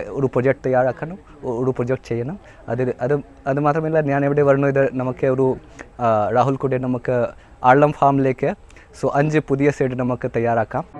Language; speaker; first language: Malayalam; non-native, learner; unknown